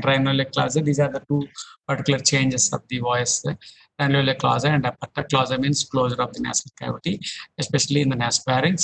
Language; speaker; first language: English; non-native, local second language; Telugu